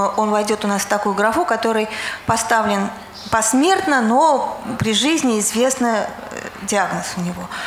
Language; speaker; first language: Russian; native; Russian